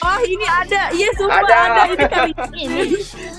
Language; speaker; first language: Indonesian; native; Indonesian